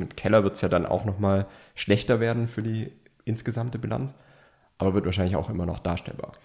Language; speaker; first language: German; native; German